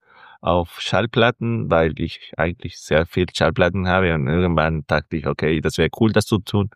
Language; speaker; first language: German; non-native, fluent; Spanish